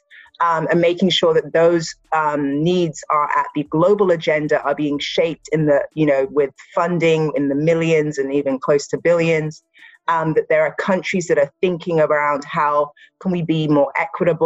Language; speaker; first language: English; native; English